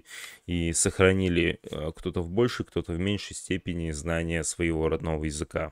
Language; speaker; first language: Russian; native; Russian